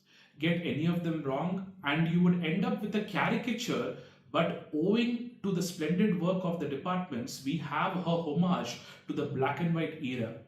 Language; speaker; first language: English; non-native, local second language; Tamil